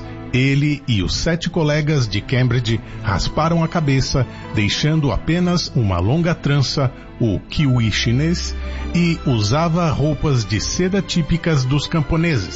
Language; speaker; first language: Portuguese; native; Portuguese